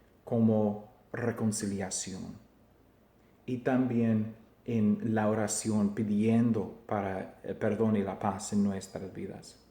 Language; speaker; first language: Spanish; non-native, fluent; English